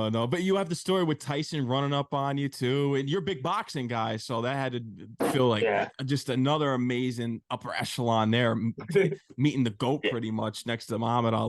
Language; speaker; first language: English; native; English